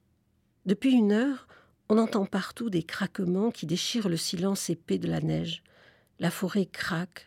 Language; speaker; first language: French; native; French